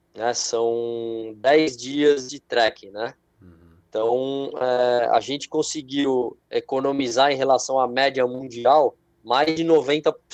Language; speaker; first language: Portuguese; native; Portuguese